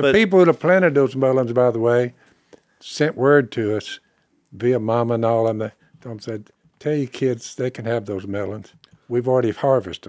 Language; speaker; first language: English; native; English